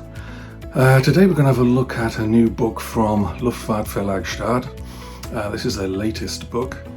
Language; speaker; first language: English; native; English